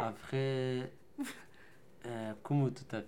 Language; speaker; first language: French; non-native, learner; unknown